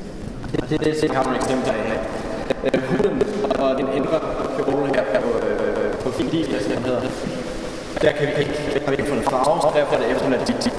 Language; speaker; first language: Danish; native; Danish